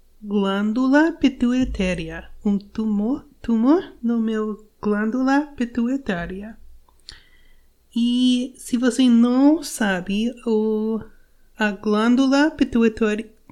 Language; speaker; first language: Portuguese; non-native, learner; English